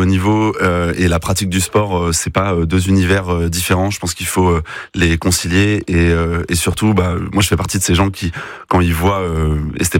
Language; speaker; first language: French; native; French